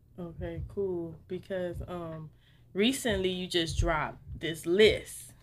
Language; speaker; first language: English; native; English